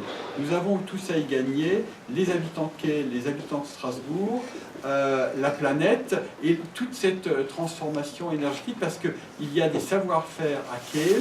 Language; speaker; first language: French; native; French